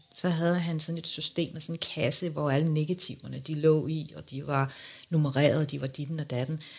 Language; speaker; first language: Danish; early bilingual, other home language; English